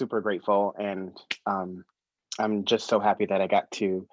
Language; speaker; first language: English; native; English